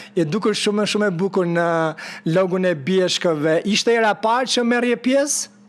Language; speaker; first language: Albanian; native; Albanian